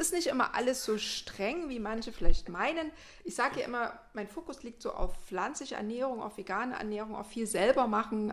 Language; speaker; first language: German; native; German